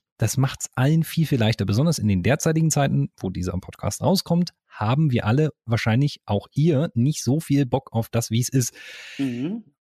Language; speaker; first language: German; native; German